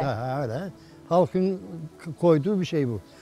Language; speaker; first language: Turkish; native; Turkish